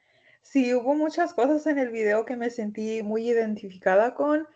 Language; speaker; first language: Spanish; early bilingual, heritage; Spanish